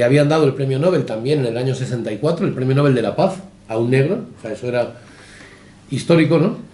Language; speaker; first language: Spanish; native; Spanish